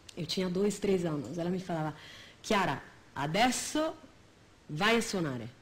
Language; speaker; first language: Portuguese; non-native, fluent; Italian